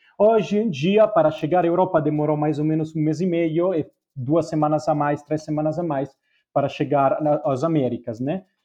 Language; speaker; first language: Portuguese; non-native, fluent; Spanish